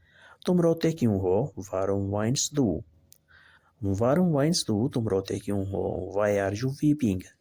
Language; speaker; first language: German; non-native, learner; Urdu